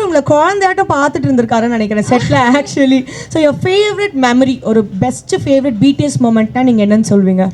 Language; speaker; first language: Tamil; native; Tamil